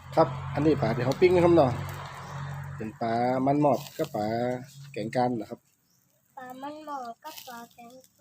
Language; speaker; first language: Thai; native; Thai